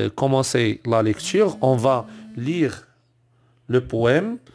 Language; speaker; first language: French; non-native, local second language; Arabic